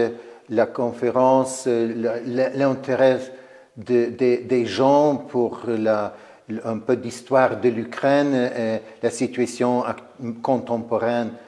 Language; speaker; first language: French; non-native, fluent; Ukrainian